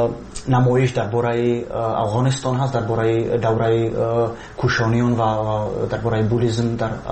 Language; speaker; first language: Persian; non-native, fluent; Czech